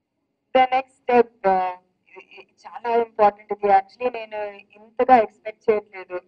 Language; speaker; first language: Telugu; non-native, fluent; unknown